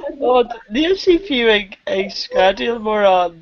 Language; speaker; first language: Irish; non-native, local second language; English